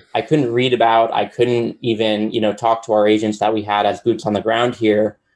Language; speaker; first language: English; native; English